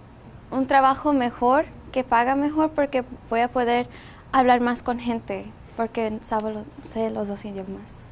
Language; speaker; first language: Spanish; early bilingual, heritage; Spanish